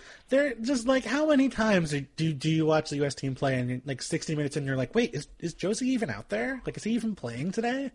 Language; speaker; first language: English; native; English